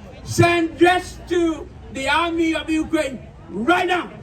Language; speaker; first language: English; non-native, fluent; Vietnamese